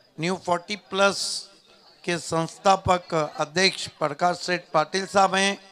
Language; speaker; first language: Hindi; non-native, local second language; Marathi